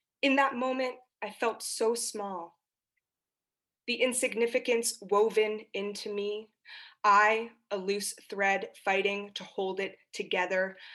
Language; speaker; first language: English; early bilingual, other home language; Portuguese